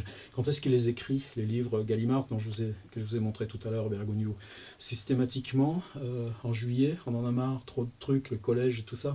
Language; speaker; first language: French; native; French